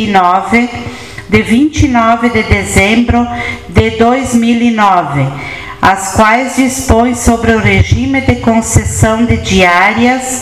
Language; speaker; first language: Portuguese; native; Portuguese